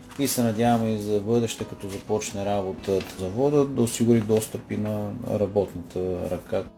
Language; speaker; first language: Bulgarian; native; Bulgarian